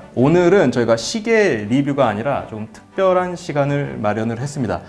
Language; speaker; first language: Korean; native; Korean